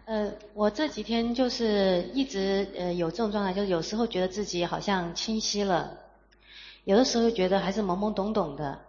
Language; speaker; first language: Chinese; native; Chinese